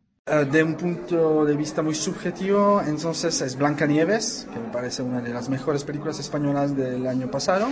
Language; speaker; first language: Spanish; non-native, fluent; Czech